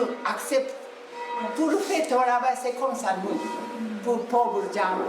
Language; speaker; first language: French; non-native, learner; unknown